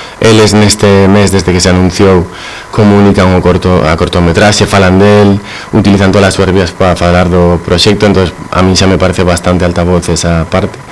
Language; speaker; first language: Galician; non-native, local second language; Spanish